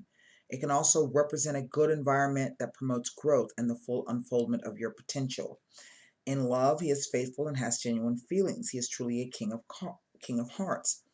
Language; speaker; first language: English; native; English